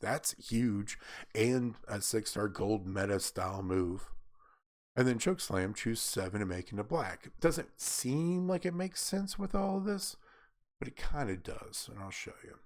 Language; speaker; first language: English; native; English